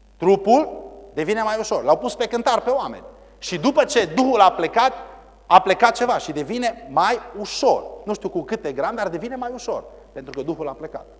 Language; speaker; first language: Romanian; early bilingual, heritage; Romanian